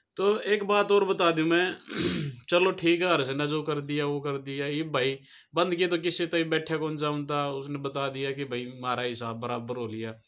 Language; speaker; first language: Hindi; native; Hindi